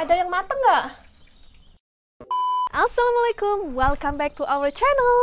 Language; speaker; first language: Indonesian; native; Indonesian